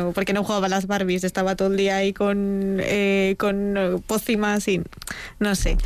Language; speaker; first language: Spanish; native; Spanish